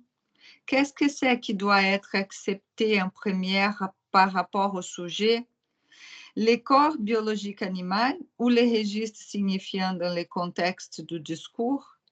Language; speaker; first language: French; non-native, fluent; Portuguese